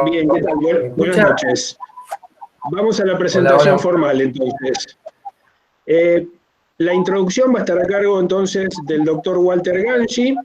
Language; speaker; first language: Spanish; native; Spanish